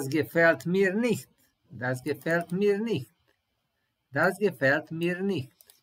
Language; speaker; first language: German; non-native, learner; Serbian